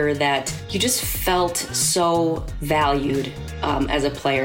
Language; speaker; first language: English; native; English